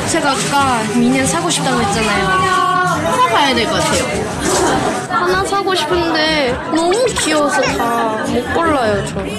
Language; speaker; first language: Korean; non-native, fluent; Thai